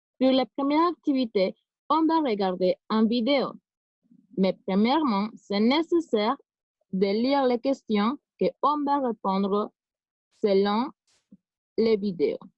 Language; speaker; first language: French; non-native, fluent; Spanish